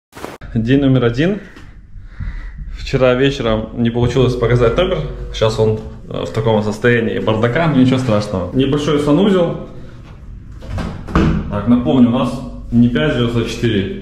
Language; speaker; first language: Russian; native; Russian